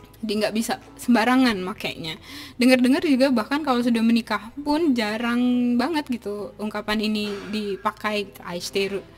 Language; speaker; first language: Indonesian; native; Indonesian